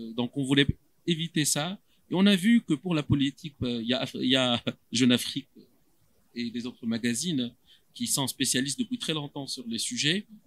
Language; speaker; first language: French; non-native, local second language; Arabic